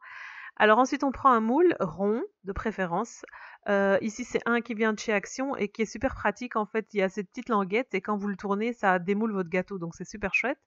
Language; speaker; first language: French; native; French